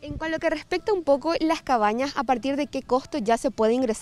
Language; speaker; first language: Spanish; native; Spanish